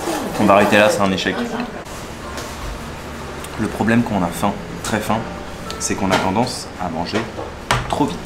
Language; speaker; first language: French; native; French